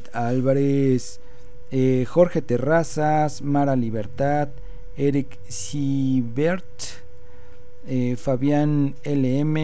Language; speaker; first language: Spanish; native; Spanish